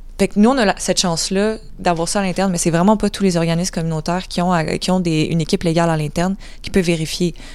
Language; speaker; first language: French; native; French